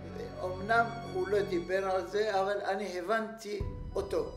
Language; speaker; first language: Hebrew; non-native, fluent; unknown